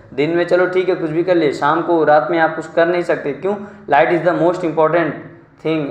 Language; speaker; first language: Hindi; non-native, local second language; Marathi